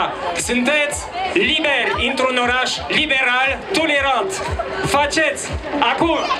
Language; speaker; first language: Romanian; non-native, fluent; French